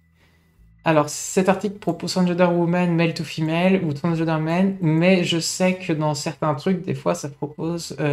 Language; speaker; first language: French; native; French